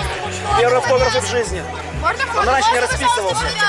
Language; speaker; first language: Russian; native; Russian